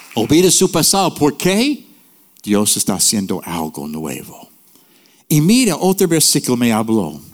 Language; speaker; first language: Spanish; non-native, fluent; English